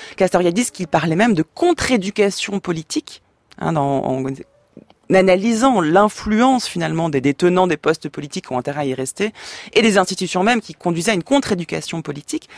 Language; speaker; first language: French; native; French